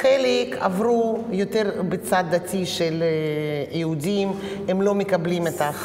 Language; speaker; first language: Hebrew; non-native, fluent; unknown